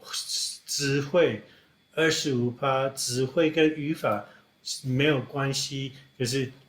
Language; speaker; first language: Chinese; non-native, fluent; English